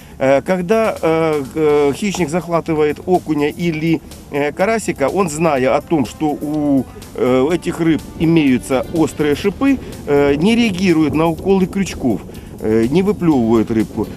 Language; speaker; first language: Russian; native; Russian